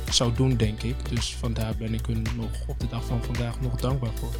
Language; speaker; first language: Dutch; early bilingual, other home language; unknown